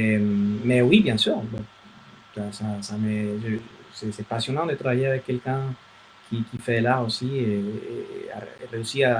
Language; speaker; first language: French; non-native, fluent; Spanish